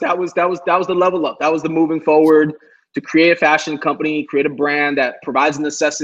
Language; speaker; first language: English; native; English